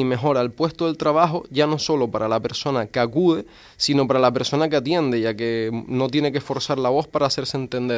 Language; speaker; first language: Spanish; native; Spanish